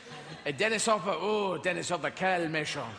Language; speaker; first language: French; non-native, learner; English